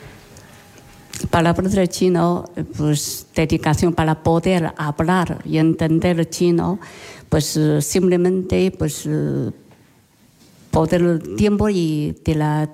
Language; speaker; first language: Spanish; non-native, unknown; Chinese